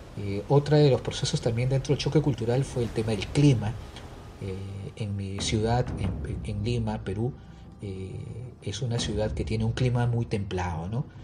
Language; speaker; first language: Spanish; native; Spanish